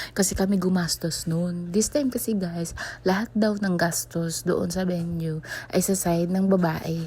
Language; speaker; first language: Filipino; native; Filipino